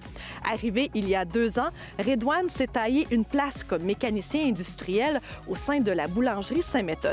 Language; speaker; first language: French; native; French